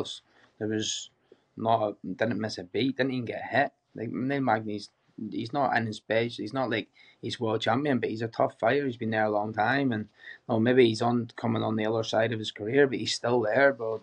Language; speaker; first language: English; native; English